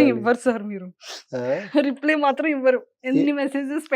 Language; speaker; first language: Telugu; native; Telugu